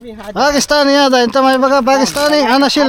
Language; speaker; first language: Arabic; non-native, learner; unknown